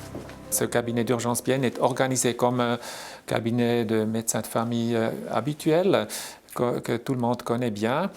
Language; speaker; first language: French; non-native, local second language; German